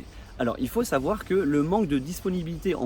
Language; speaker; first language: French; native; French